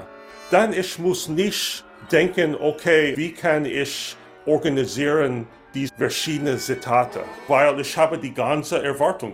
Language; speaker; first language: German; non-native, learner; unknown